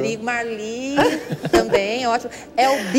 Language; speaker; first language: Portuguese; native; Portuguese